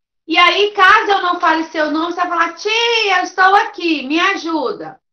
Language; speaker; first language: Portuguese; native; Portuguese